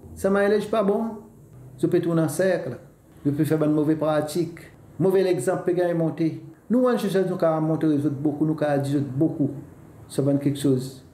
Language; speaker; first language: French; non-native, local second language; Seselwa Creole French